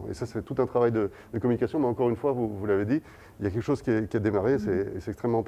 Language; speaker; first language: French; native; French